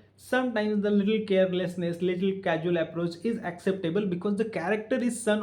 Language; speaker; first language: English; non-native, local second language; Marathi